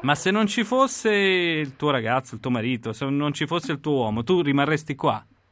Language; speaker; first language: Italian; native; Italian